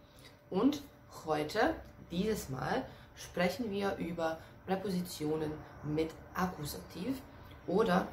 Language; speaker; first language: German; non-native, fluent; Serbian